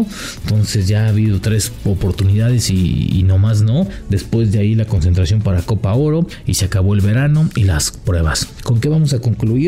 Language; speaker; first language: Spanish; native; Spanish